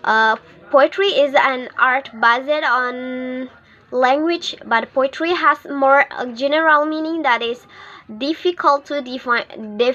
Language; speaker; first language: English; non-native, learner; Indonesian